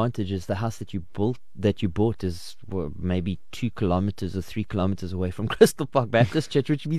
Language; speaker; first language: English; native; English